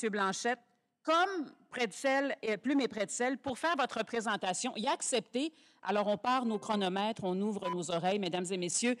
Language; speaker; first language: French; native; French